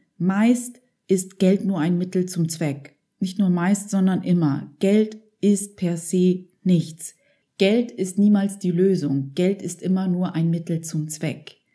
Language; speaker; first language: German; early bilingual, other home language; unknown